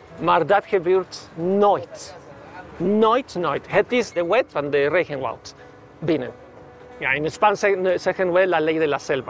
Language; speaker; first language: Dutch; non-native, fluent; Spanish